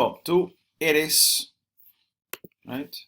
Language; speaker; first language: Spanish; non-native, fluent; English